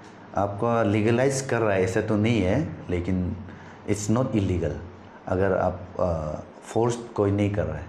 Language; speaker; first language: Hindi; non-native, local second language; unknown